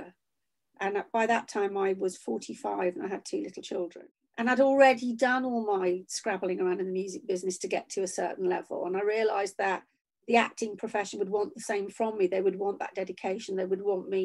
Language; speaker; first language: English; native; English